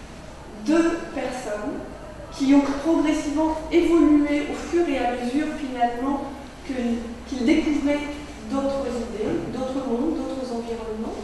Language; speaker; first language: French; native; French